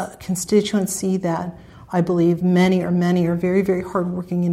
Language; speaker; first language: English; native; English